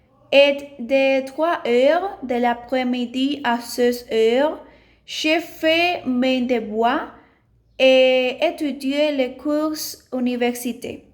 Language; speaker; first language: French; non-native, learner; Spanish